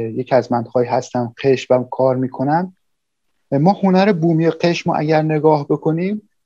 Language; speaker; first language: Persian; native; Persian